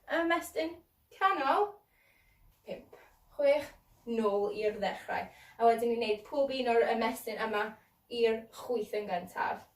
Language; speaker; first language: Welsh; non-native, local second language; English